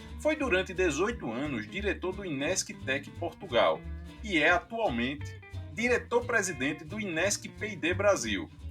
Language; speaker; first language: Portuguese; native; Portuguese